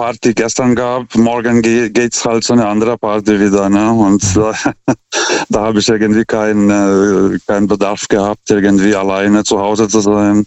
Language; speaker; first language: German; non-native, fluent; Lithuanian